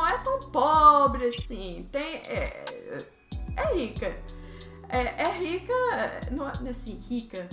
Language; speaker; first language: Portuguese; early bilingual, heritage; Portuguese